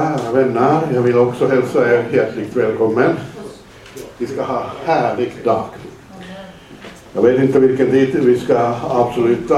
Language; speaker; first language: Swedish; non-native, fluent; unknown